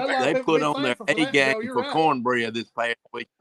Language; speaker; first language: English; native; English